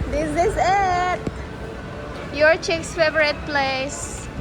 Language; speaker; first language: English; non-native, local second language; Filipino